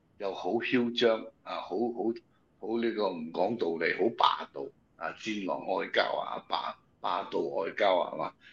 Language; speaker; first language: Cantonese; native; Cantonese